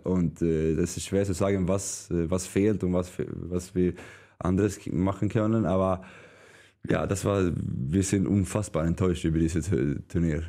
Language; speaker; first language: German; non-native, learner; Swedish